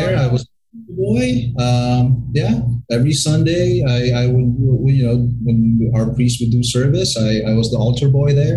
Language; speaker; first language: English; non-native, local second language; Hiligaynon